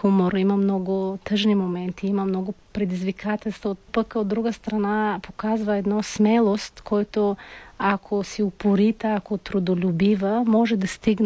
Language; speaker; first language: Bulgarian; non-native, fluent; Tajik